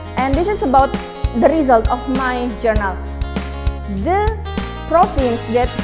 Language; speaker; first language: English; non-native, learner; Indonesian